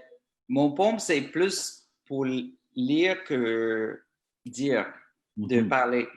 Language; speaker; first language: French; non-native, local second language; English